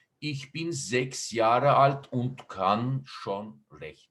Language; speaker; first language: German; non-native, fluent; Turkish